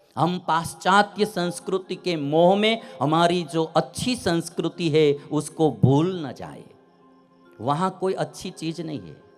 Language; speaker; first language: Hindi; non-native, local second language; Gujarati